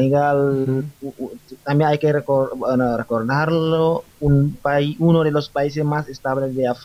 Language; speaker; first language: Spanish; non-native, fluent; Wolof